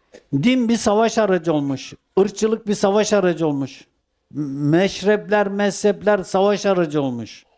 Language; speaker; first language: Turkish; native; Turkish